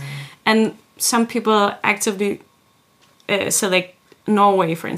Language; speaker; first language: English; non-native, fluent; Kalaallisut